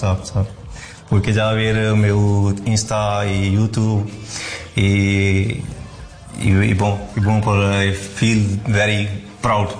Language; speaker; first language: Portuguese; non-native, learner; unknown